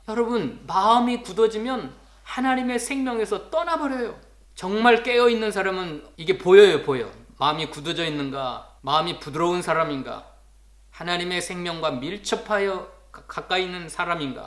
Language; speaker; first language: Korean; native; Korean